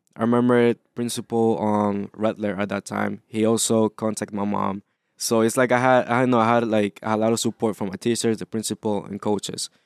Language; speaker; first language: English; early bilingual, other home language; Spanish